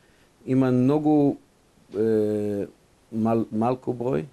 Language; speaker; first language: Bulgarian; non-native, fluent; Hebrew